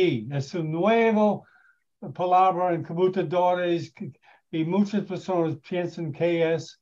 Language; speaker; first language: Spanish; non-native, learner; English